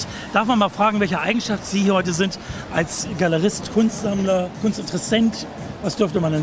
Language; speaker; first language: German; native; German